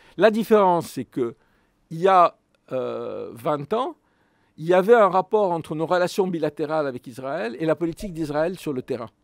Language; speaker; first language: French; native; French